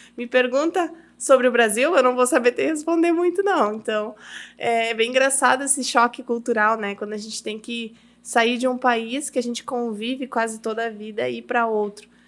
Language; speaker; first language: Portuguese; early bilingual, heritage; Portuguese